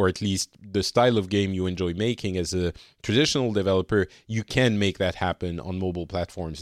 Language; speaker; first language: English; non-native, fluent; French